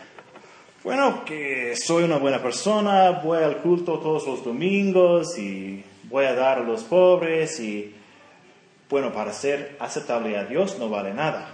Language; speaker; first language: Spanish; non-native, fluent; English